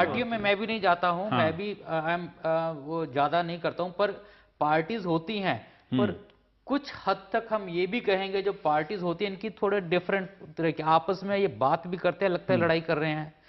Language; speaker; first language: Hindi; native; Hindi